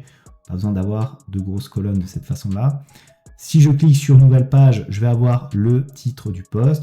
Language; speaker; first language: French; native; French